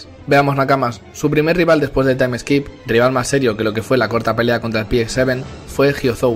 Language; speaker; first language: Spanish; native; Spanish